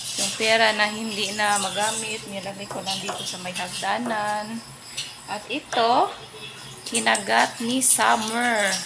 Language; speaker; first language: Filipino; non-native, local second language; Cebuano